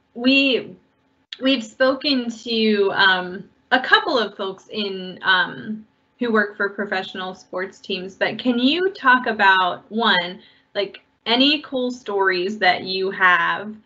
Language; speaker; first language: English; native; English